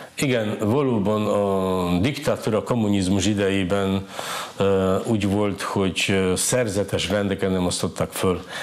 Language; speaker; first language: Hungarian; non-native, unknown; Polish